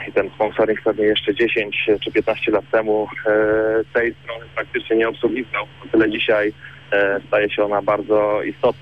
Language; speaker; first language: Polish; native; Polish